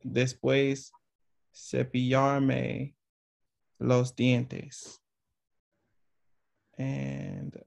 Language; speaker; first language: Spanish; non-native, learner; English